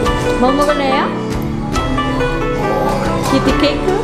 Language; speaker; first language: Korean; non-native, learner; Filipino